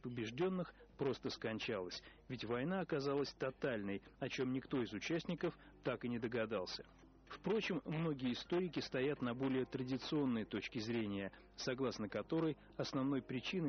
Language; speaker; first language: Russian; native; Russian